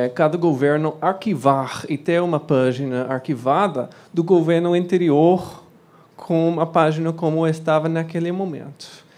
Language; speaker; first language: Portuguese; non-native, fluent; English